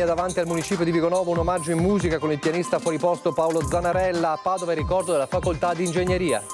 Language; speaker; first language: Italian; native; Italian